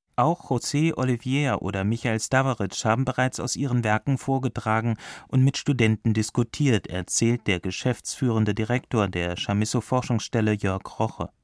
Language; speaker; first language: German; native; German